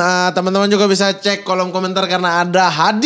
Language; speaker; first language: Indonesian; native; Indonesian